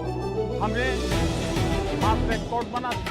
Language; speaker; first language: Hindi; native; Hindi